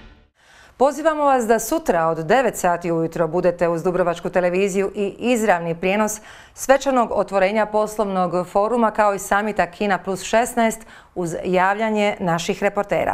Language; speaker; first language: Serbian; native; Serbian